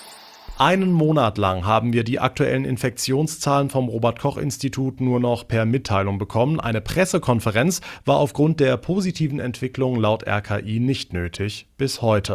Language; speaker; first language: German; native; German